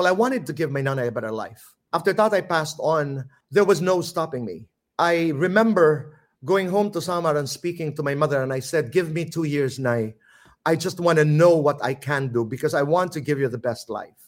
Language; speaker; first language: English; non-native, local second language; Filipino